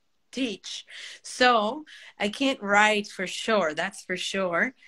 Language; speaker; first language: English; non-native, fluent; Italian